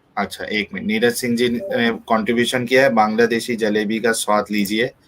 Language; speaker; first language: Hindi; native; Hindi